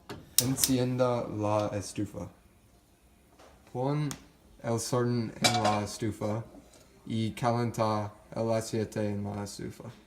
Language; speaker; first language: Spanish; non-native, learner; English